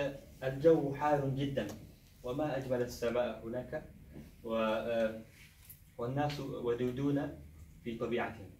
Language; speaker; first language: Arabic; non-native, learner; Somali